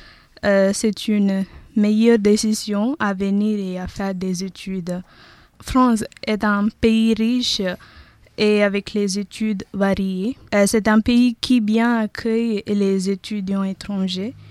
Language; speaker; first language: French; non-native, learner; Tamil